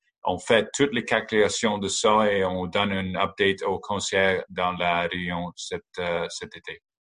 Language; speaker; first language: French; non-native, learner; English